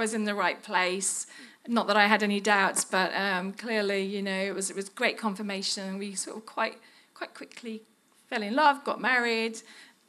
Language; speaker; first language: English; native; English